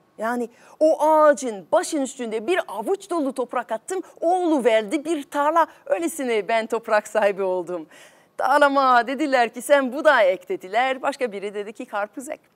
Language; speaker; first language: Turkish; non-native, fluent; French